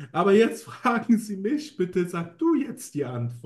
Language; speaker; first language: German; native; German